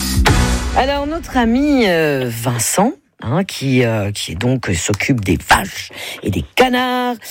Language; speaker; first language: French; native; French